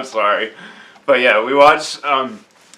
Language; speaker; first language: English; native; English